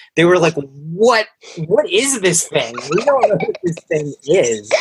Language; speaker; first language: English; early bilingual, other home language; Hindi